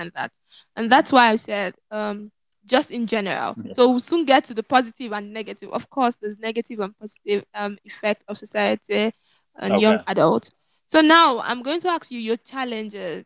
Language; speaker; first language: English; non-native, local second language; Yoruba